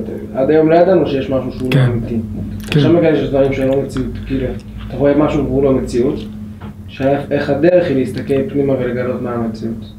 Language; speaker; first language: Hebrew; native; Hebrew